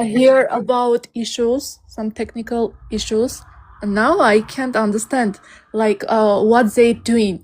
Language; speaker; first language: English; non-native, learner; Armenian